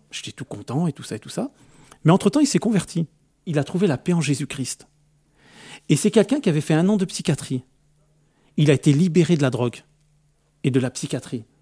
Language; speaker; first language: French; early bilingual, other home language; Arabic